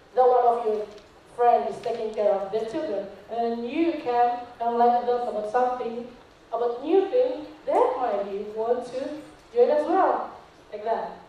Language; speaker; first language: English; non-native, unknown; Indonesian